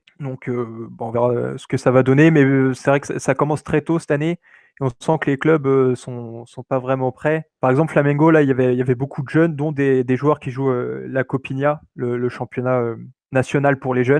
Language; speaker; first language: French; native; French